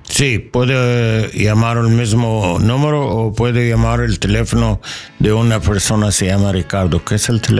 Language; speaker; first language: Spanish; non-native, learner; English